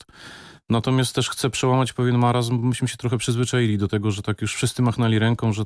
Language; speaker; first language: Polish; native; Polish